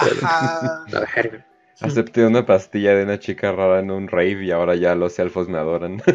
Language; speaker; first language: Spanish; native; Spanish